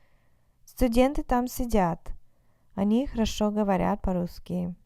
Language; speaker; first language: Russian; non-native, fluent; English